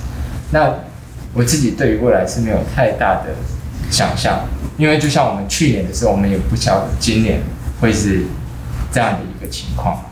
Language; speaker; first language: Chinese; native; Chinese